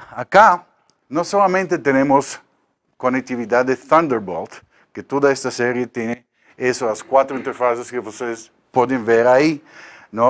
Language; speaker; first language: Portuguese; non-native, learner; Spanish